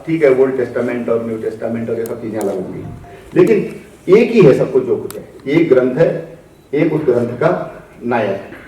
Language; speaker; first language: Hindi; native; Hindi